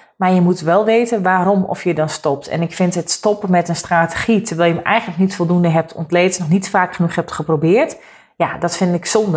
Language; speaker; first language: Dutch; native; Dutch